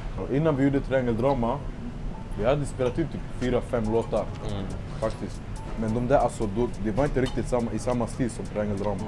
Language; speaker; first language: Swedish; early bilingual, other home language; Amharic